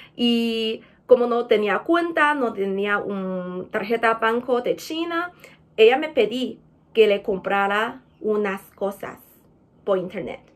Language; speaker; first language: Spanish; non-native, fluent; Chinese